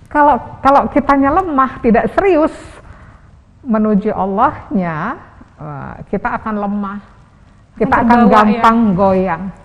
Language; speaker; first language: Indonesian; native; Indonesian